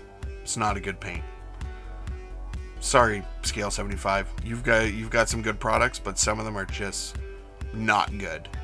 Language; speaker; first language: English; native; English